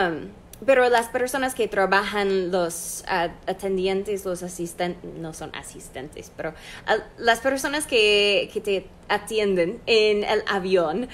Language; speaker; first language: Spanish; non-native, fluent; English